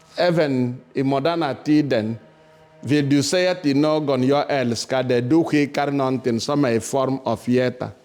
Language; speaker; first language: Swedish; non-native, fluent; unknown